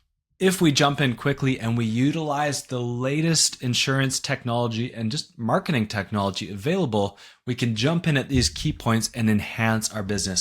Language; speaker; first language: English; native; English